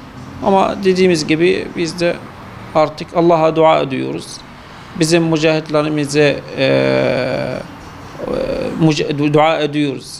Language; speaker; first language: Turkish; non-native, fluent; Arabic